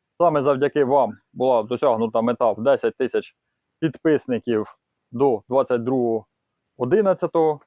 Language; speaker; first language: Ukrainian; native; Ukrainian